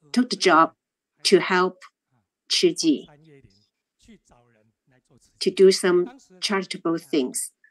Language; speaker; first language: English; non-native, learner; Chinese